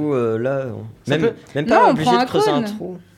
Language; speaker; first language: French; native; French